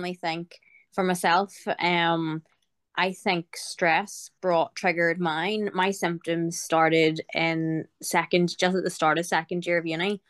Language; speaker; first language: English; native; English